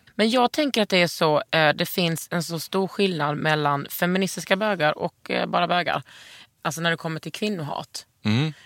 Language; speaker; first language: Swedish; native; Swedish